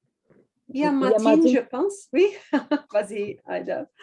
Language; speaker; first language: French; non-native, fluent; English